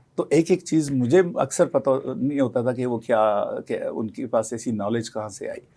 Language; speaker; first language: Urdu; non-native, local second language; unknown